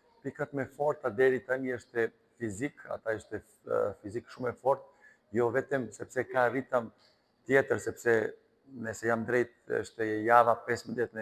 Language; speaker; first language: Albanian; non-native, learner; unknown